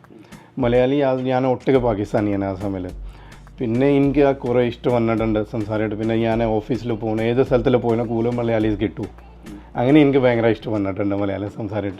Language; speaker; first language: Malayalam; non-native, fluent; Punjabi